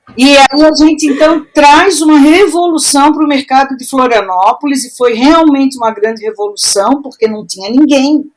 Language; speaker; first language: Portuguese; native; Portuguese